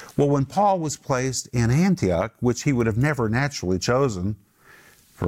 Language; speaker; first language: English; native; English